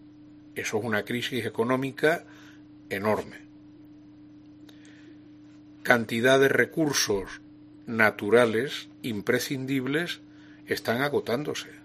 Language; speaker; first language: Spanish; native; Spanish